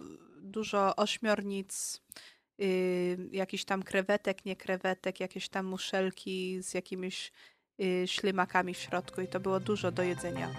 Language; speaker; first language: Polish; early bilingual, heritage; Polish